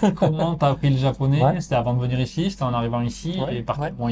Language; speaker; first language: French; native; French